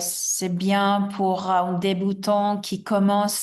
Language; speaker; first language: French; non-native, fluent; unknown